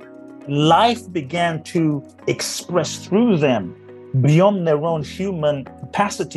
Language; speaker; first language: English; native; English